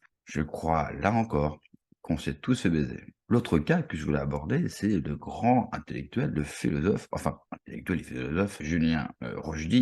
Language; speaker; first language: French; native; French